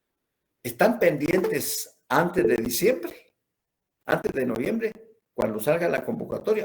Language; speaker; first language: Spanish; native; Spanish